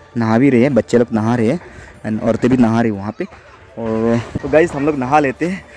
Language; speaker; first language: Hindi; native; Hindi